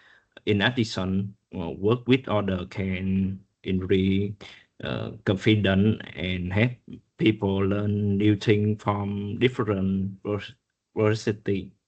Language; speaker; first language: English; non-native, learner; Vietnamese